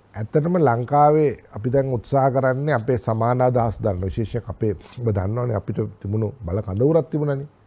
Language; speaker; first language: Sinhala; native; Sinhala